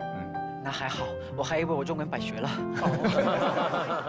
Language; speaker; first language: Chinese; non-native, fluent; Spanish